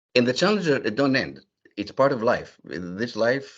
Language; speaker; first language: English; early bilingual, other home language; Greek